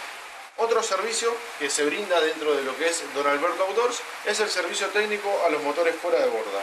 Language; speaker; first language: Spanish; native; Spanish